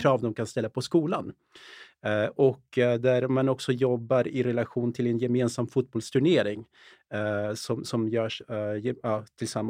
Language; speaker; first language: Swedish; early bilingual, other home language; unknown